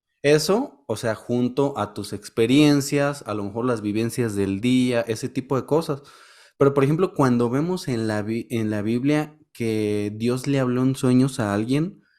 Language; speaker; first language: Spanish; native; Spanish